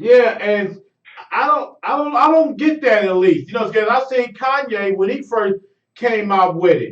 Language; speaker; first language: English; native; English